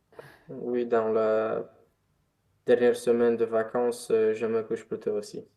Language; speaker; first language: French; non-native, learner; Romanian